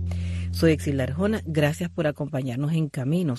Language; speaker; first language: Spanish; native; Spanish